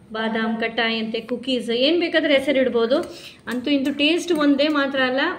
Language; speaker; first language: Kannada; non-native, local second language; Konkani